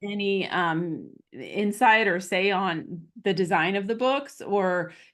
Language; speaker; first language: English; native; English